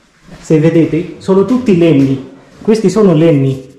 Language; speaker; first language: Italian; non-native, fluent; Bangla